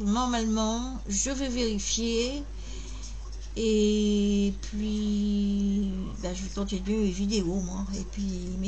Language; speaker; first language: French; native; French